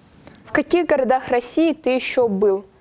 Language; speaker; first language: Russian; native; Russian